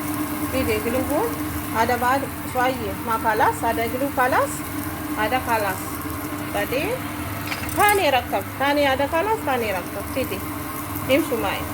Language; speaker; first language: Arabic; non-native, learner; Amharic